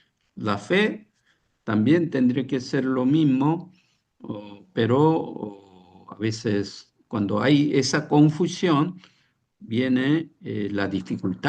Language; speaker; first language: Spanish; non-native, fluent; Korean